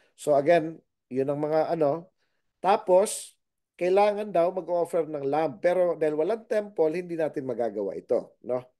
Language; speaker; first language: Filipino; native; Filipino